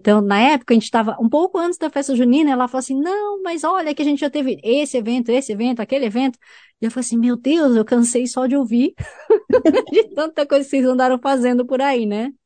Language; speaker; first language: Portuguese; native; Portuguese